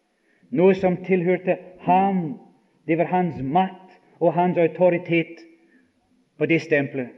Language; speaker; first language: Norwegian; non-native, fluent; English